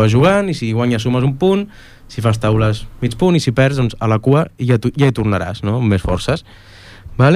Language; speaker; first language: Catalan; native; Catalan